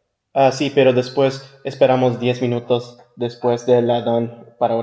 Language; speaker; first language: Spanish; early bilingual, heritage; English